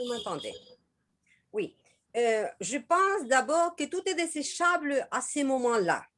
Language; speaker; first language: French; non-native, learner; Spanish